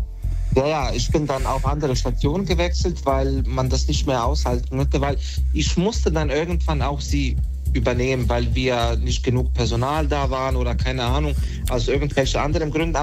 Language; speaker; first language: German; native; German